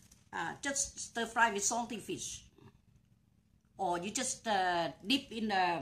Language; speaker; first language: English; non-native, learner; Thai